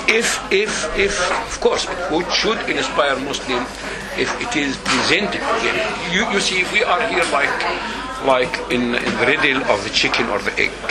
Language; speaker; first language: English; non-native, fluent; Arabic